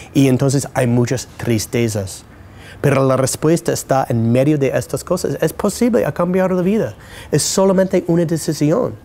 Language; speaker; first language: Spanish; non-native, fluent; English